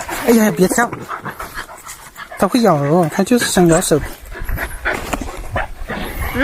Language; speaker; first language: Chinese; native; Chinese